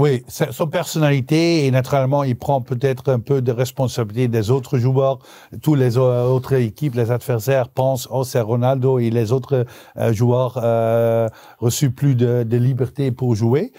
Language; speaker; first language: French; non-native, local second language; Dutch